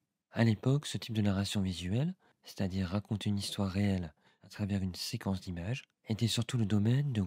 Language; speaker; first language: French; native; French